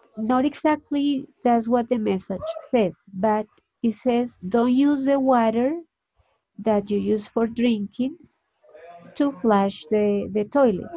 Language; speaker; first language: English; non-native, fluent; Spanish